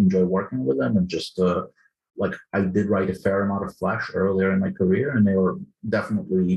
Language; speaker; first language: English; non-native, fluent; Ukrainian